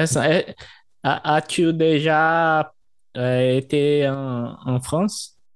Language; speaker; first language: French; non-native, learner; Portuguese